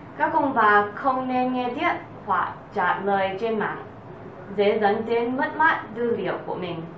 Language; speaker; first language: Vietnamese; early bilingual, heritage; Vietnamese